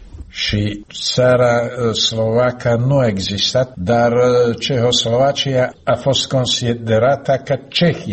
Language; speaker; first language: Romanian; non-native, fluent; Slovak